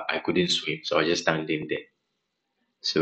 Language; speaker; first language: English; non-native, local second language; Ewe